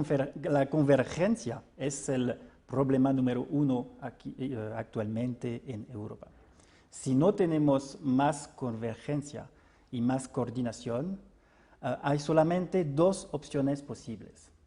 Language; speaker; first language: Spanish; non-native, fluent; French